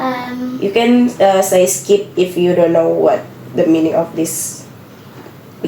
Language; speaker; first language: English; non-native, learner; Indonesian